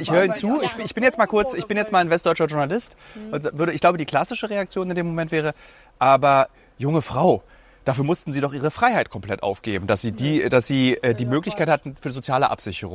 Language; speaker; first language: German; native; German